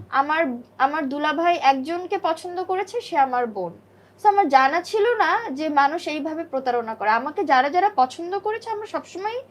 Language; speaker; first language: Bangla; native; Bangla